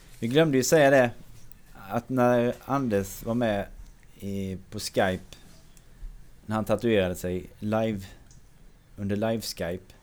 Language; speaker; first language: Swedish; native; Swedish